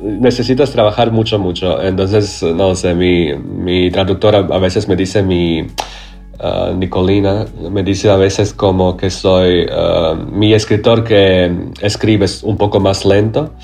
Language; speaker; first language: Spanish; non-native, learner; Croatian